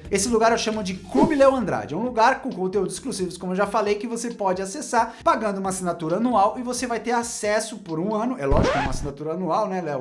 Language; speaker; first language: Portuguese; native; Portuguese